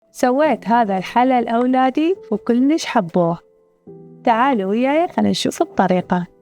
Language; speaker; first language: Arabic; native; Arabic